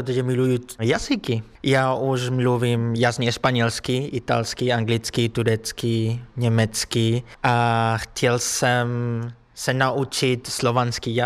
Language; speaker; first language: Czech; non-native, learner; Spanish